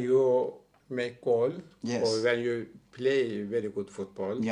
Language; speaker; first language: English; non-native, learner; Turkish